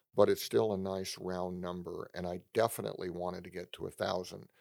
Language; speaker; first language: English; native; English